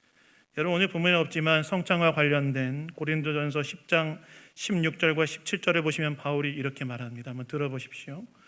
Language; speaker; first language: Korean; native; Korean